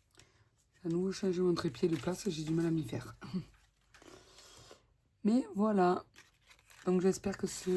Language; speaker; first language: French; native; French